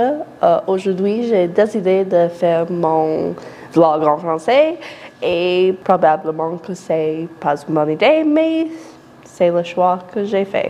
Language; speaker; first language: French; non-native, learner; English